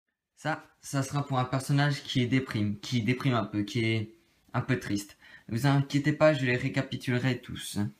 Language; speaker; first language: French; native; French